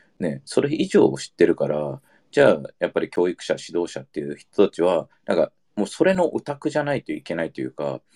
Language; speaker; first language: Japanese; early bilingual, heritage; Japanese